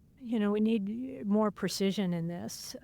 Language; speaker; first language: English; native; English